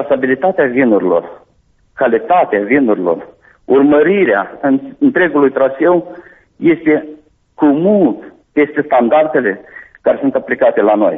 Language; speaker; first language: Romanian; native; Romanian